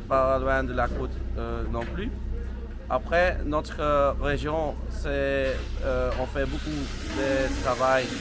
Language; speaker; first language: French; non-native, local second language; Dutch